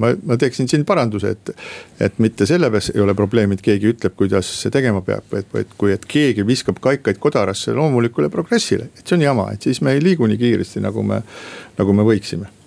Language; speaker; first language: Estonian; native; Estonian